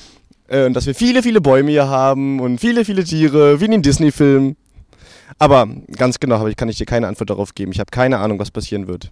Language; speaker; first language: German; native; German